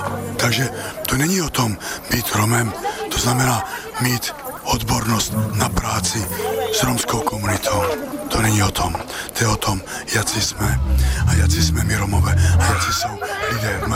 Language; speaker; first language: Czech; native; Czech